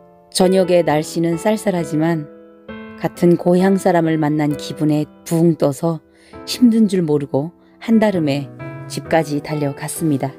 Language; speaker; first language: Korean; native; Korean